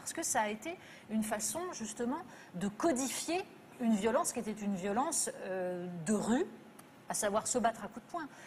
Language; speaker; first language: French; native; French